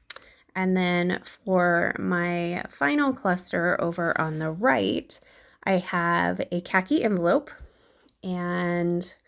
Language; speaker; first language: English; native; English